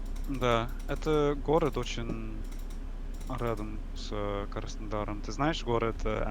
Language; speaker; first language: Russian; non-native, learner; English